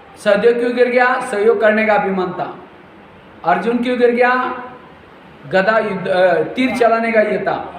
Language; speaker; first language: Hindi; non-native, local second language; Marathi